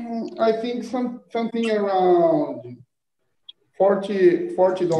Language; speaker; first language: English; non-native, fluent; Portuguese